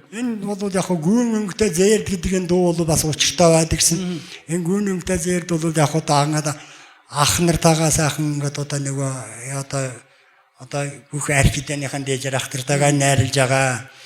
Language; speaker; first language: Mongolian; native; Mongolian